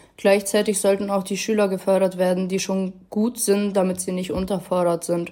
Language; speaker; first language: German; early bilingual, other home language; Arabic